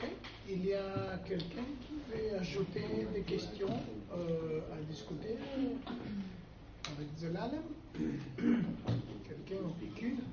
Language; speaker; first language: French; non-native, fluent; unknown